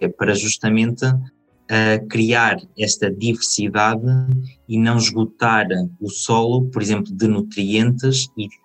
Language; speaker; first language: Portuguese; native; Portuguese